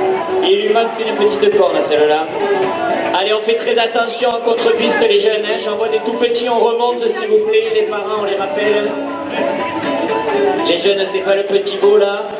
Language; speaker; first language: French; native; French